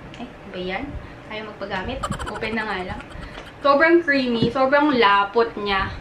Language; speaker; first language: Filipino; native; Filipino